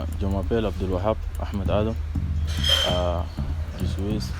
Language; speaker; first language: French; non-native, learner; Arabic